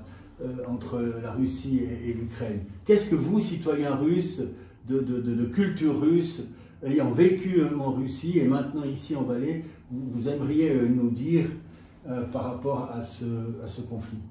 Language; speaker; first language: French; native; French